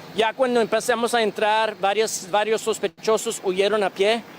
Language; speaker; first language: Spanish; early bilingual, other home language; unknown